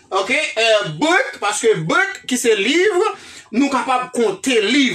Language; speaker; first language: French; non-native, local second language; Haitian Creole